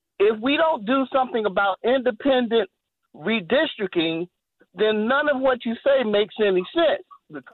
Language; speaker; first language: English; native; English